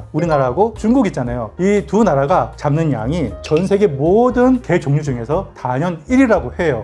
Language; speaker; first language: Korean; native; Korean